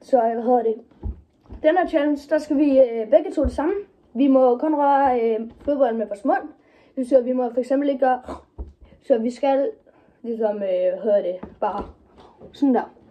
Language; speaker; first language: Danish; native; Danish